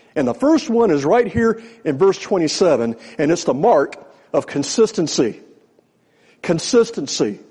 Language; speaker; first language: English; native; English